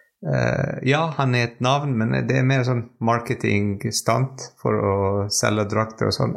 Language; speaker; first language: Norwegian; non-native, fluent; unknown